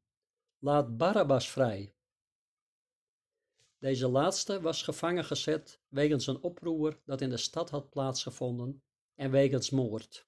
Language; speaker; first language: Dutch; native; Dutch